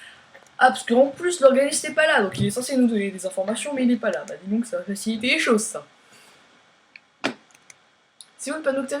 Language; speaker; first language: French; native; French